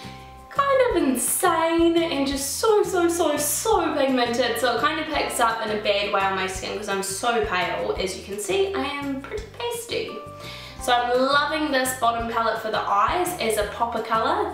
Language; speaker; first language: English; native; English